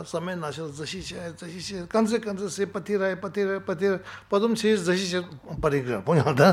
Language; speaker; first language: Russian; non-native, learner; Tibetan